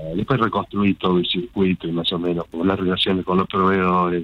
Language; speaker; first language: Spanish; native; Spanish